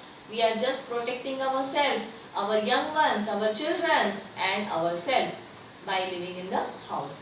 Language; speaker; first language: English; non-native, local second language; Marathi